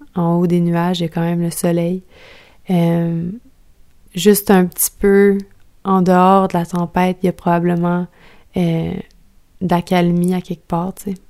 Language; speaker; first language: French; native; French